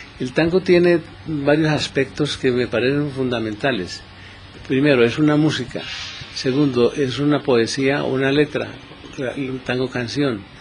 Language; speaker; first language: Spanish; native; Spanish